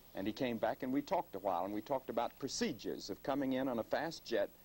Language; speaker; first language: English; native; English